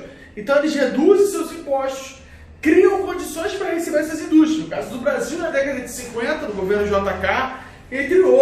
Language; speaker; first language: Portuguese; native; Portuguese